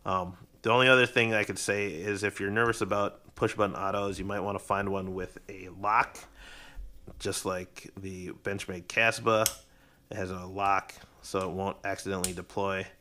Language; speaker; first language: English; native; English